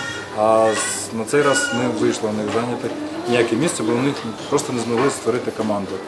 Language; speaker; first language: Ukrainian; native; Ukrainian